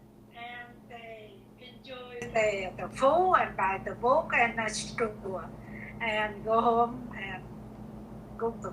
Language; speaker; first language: English; non-native, learner; Vietnamese